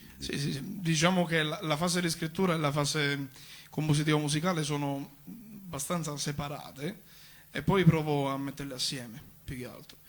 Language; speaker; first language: Italian; native; Italian